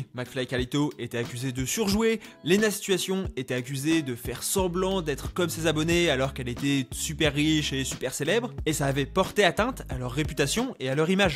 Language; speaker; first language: French; native; French